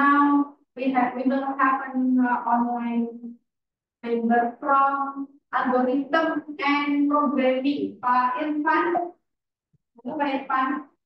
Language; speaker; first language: English; non-native, fluent; Indonesian